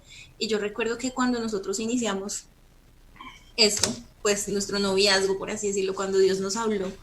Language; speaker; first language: Spanish; native; Spanish